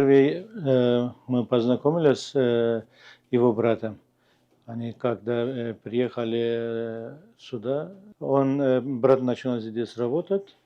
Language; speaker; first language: Russian; non-native, local second language; Abkhazian